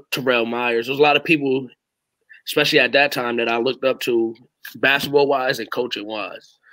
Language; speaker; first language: English; native; English